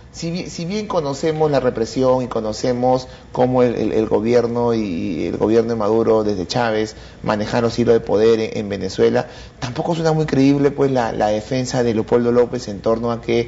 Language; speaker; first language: Spanish; native; Spanish